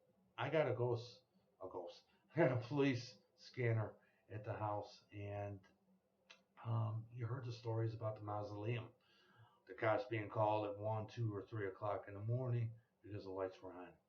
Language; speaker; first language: English; native; English